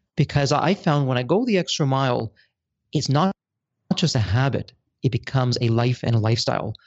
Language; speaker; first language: English; native; English